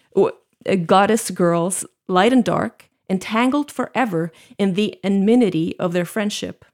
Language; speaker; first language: English; non-native, fluent; Norwegian